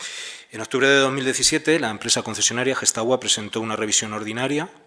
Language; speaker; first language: Spanish; native; Spanish